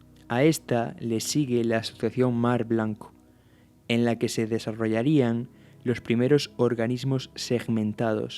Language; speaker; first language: Spanish; native; Spanish